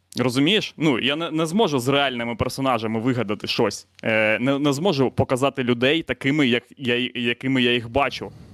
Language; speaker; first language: Ukrainian; non-native, local second language; Russian